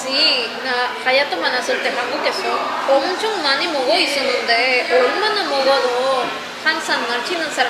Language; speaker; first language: Korean; non-native, learner; Spanish